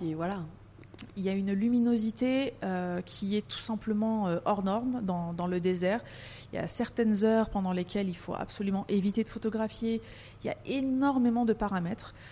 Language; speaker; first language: French; native; French